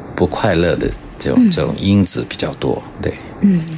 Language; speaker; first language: Chinese; native; Chinese